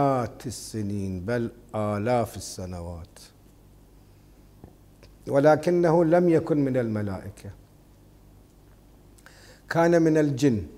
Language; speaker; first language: Arabic; native; Arabic